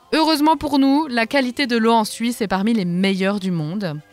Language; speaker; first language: French; native; French